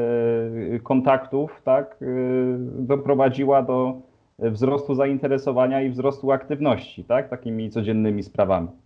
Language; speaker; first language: Polish; native; Polish